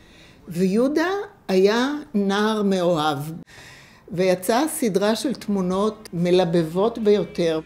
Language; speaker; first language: Hebrew; non-native, fluent; English